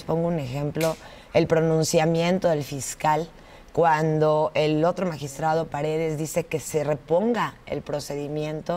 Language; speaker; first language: Spanish; native; Spanish